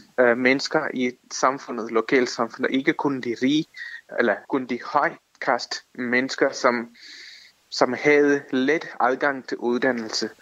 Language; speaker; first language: Danish; non-native, fluent; Tamil